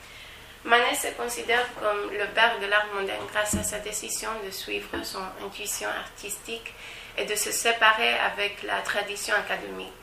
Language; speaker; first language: French; non-native, learner; Spanish